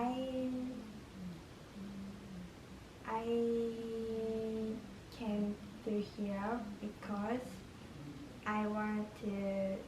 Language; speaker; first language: English; non-native, learner; Japanese